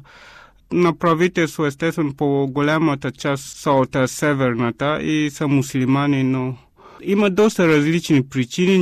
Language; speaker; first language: Bulgarian; non-native, fluent; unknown